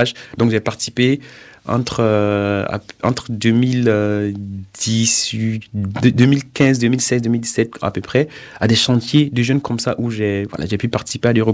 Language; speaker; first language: French; non-native, local second language; Mossi